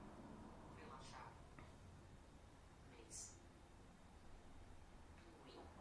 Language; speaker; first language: Portuguese; non-native, learner; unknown